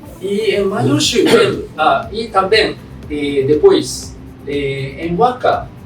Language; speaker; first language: Portuguese; non-native, fluent; Japanese